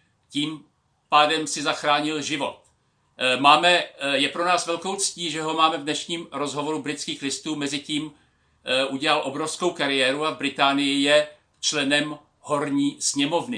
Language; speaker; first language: Czech; native; Czech